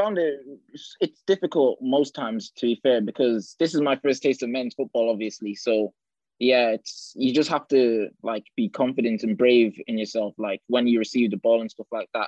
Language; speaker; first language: English; native; English